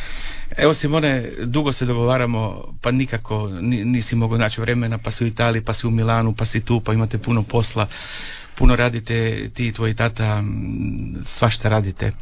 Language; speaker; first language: Serbian; native; Serbian